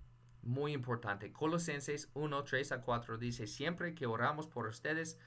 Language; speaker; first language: Spanish; non-native, fluent; English